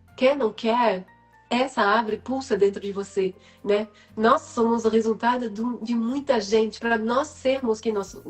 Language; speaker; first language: Portuguese; non-native, fluent; French